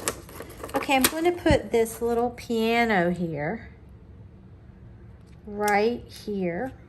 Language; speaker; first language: English; native; English